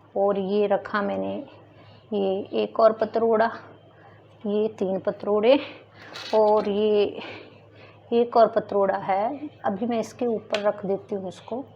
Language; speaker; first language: Hindi; non-native, local second language; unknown